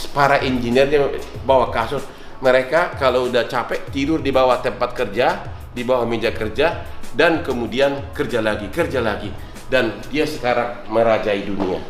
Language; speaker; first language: Indonesian; non-native, local second language; Batak Toba